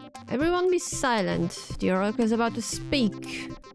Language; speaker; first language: English; non-native, fluent; German